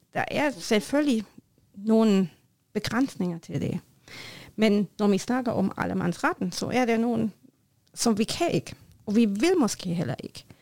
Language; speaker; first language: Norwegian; non-native, learner; German